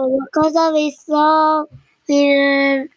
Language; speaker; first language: English; non-native, learner; Korean